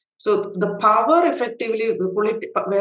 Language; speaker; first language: English; non-native, local second language; Malayalam